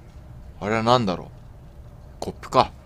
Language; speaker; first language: Japanese; native; Japanese